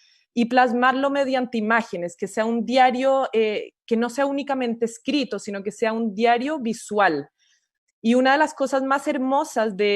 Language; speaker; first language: Spanish; native; Spanish